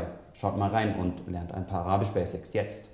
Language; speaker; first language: German; native; German